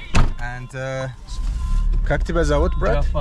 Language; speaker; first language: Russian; non-native, learner; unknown